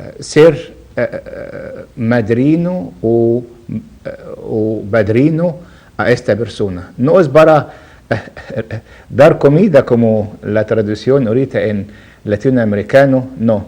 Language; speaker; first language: Spanish; non-native, learner; Arabic